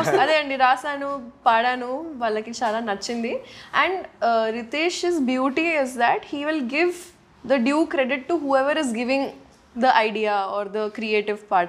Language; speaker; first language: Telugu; non-native, local second language; Urdu